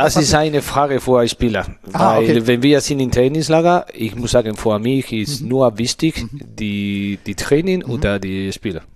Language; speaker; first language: German; non-native, learner; Spanish